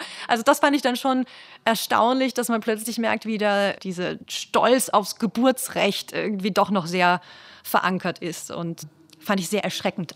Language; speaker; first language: German; native; German